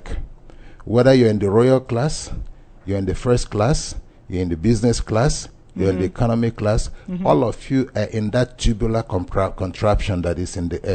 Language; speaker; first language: English; non-native, local second language; Igbo